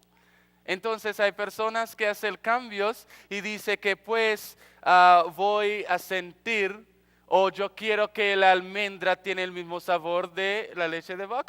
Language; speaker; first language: Spanish; non-native, fluent; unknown